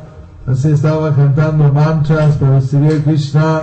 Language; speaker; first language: Spanish; non-native, learner; Bangla